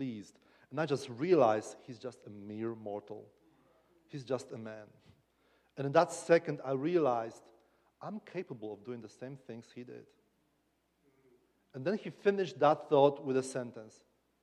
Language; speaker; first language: English; non-native, fluent; Polish